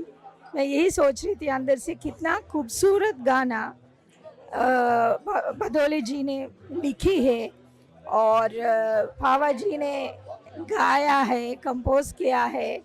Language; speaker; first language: Hindi; non-native, local second language; Sinhala